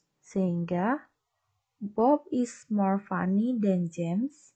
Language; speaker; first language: English; non-native, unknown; Indonesian